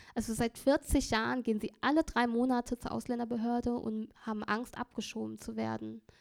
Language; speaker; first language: German; early bilingual, other home language; Vietnamese